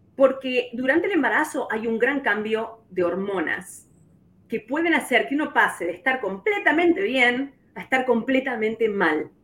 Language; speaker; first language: Spanish; native; Spanish